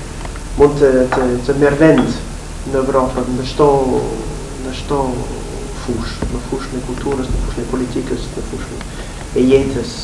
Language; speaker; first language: Albanian; non-native, fluent; English